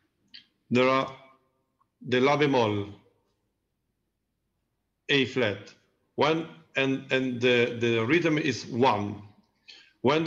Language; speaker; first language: English; non-native, learner; Italian